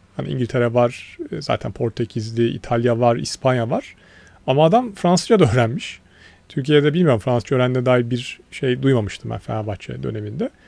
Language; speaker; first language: Turkish; native; Turkish